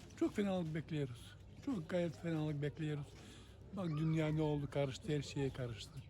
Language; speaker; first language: Turkish; native; Turkish